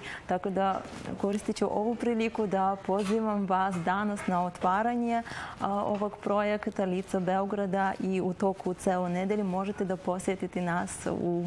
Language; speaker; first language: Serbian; non-native, learner; Azerbaijani